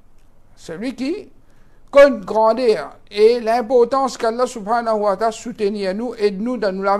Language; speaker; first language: French; non-native, local second language; Morisyen